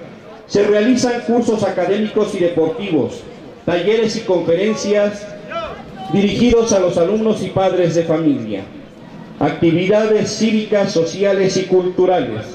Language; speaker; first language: Spanish; native; Spanish